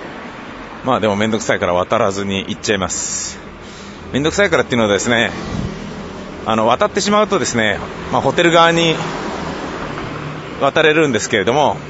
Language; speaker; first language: Japanese; native; Japanese